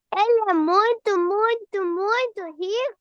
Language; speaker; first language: Portuguese; early bilingual, heritage; Portuguese